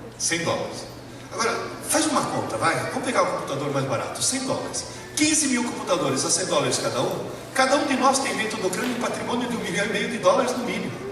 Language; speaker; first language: Portuguese; early bilingual, other home language; Italian